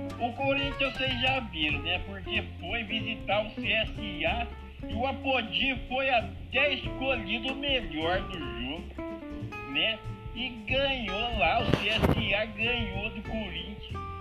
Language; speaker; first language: Portuguese; native; Portuguese